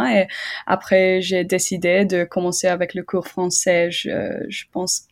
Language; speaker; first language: French; non-native, learner; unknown